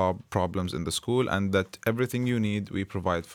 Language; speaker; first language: English; non-native, fluent; Arabic